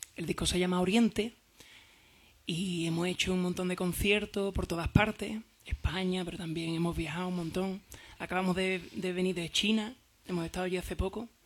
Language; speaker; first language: Spanish; native; Spanish